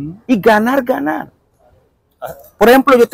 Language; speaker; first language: Spanish; non-native, fluent; Bambara